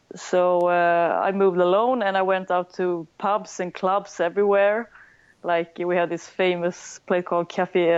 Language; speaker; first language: English; non-native, fluent; Swedish